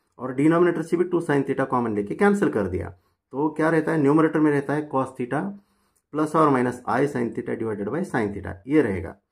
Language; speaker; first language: Hindi; non-native, local second language; Marathi